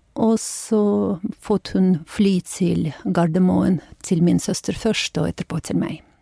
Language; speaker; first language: Norwegian; non-native, fluent; Ukrainian